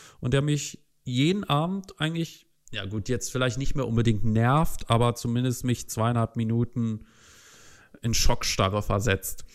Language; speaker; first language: German; native; German